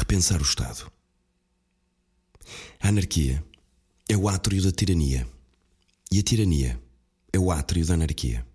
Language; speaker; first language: Portuguese; native; Portuguese